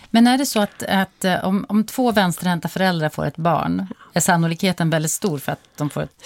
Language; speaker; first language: Swedish; native; Swedish